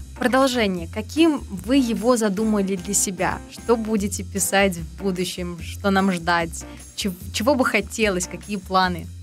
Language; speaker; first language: Russian; native; Russian